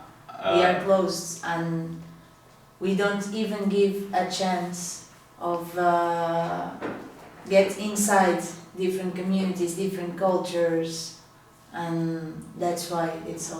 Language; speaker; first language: English; non-native, fluent; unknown